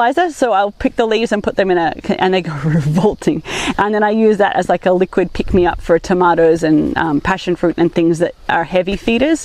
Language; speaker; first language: English; native; English